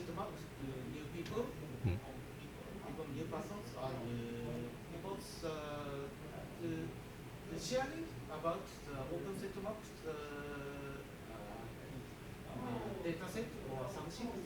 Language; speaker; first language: English; non-native, learner; Japanese